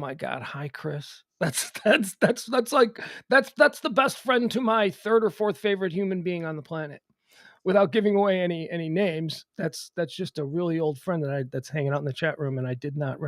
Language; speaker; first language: English; native; English